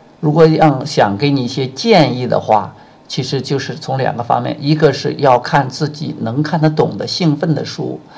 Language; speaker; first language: Chinese; native; Chinese